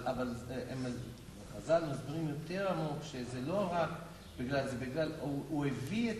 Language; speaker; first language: Hebrew; non-native, fluent; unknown